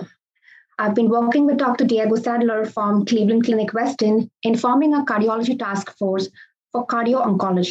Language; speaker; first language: English; non-native, local second language; Konkani